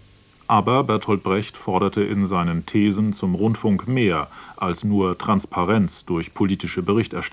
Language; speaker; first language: German; native; German